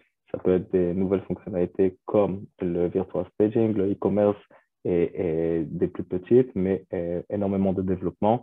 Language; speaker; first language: French; non-native, fluent; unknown